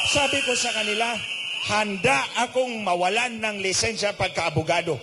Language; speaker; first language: Filipino; non-native, local second language; Cebuano